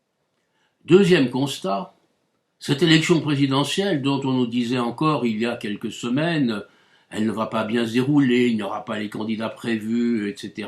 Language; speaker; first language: French; native; French